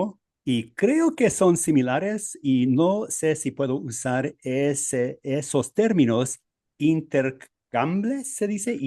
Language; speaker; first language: Spanish; non-native, fluent; English